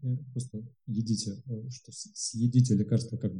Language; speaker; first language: Russian; native; Russian